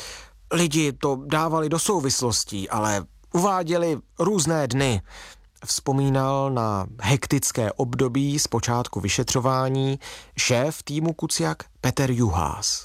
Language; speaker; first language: Czech; native; Czech